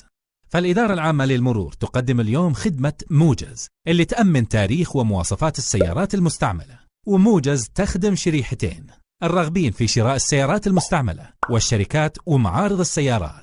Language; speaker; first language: Arabic; native; Arabic